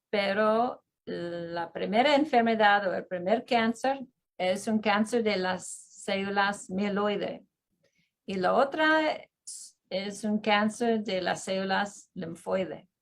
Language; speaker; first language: Spanish; early bilingual, heritage; Spanish